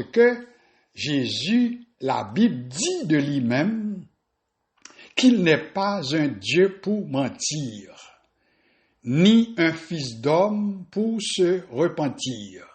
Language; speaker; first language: French; non-native, local second language; Haitian Creole